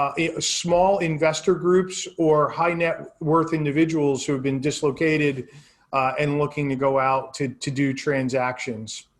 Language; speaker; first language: English; native; English